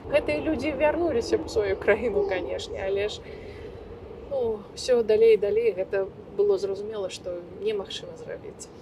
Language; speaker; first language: Belarusian; non-native, local second language; Russian